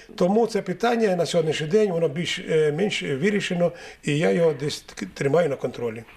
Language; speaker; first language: Ukrainian; native; Ukrainian